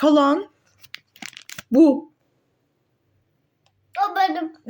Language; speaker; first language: Turkish; native; Turkish